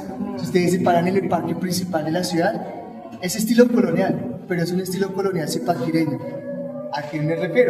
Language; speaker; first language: Spanish; native; Spanish